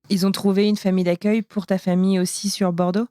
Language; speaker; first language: French; native; French